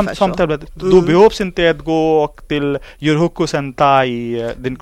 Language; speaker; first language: Swedish; non-native, learner; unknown